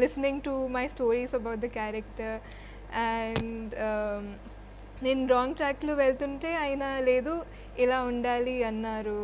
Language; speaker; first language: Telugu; non-native, local second language; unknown